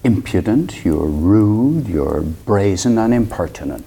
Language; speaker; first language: English; native; English